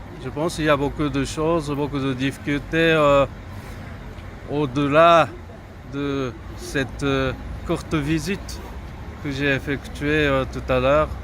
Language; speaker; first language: French; non-native, fluent; Japanese